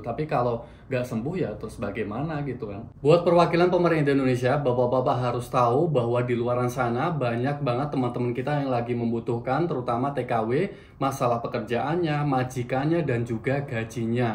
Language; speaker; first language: Indonesian; native; Indonesian